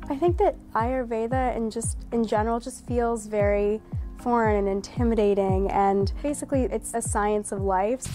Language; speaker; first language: English; native; English